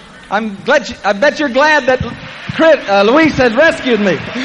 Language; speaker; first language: English; native; English